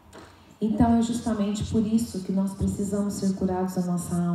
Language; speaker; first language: Portuguese; native; Portuguese